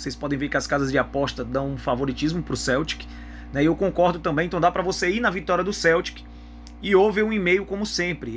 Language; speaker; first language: Portuguese; native; Portuguese